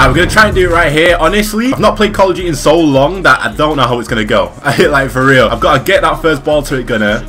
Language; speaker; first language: English; native; English